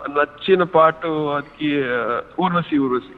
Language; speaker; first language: Telugu; non-native, learner; Tamil